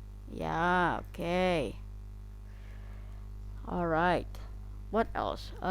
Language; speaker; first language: English; non-native, fluent; Indonesian